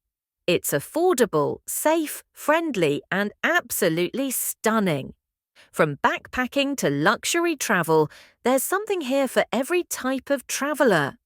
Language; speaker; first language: English; non-native, fluent; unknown